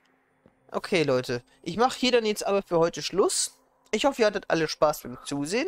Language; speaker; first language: German; native; German